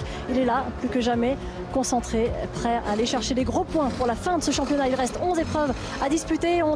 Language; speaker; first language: French; native; French